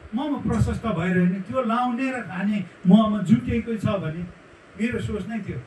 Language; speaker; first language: Nepali; non-native, local second language; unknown